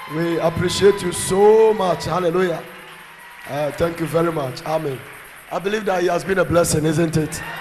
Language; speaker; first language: English; non-native, local second language; Akan